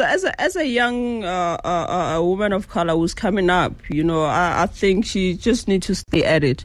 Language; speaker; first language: English; non-native, local second language; Northern Sotho